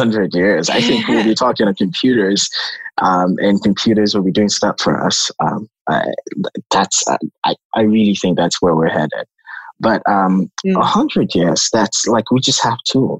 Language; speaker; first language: English; non-native, local second language; Yoruba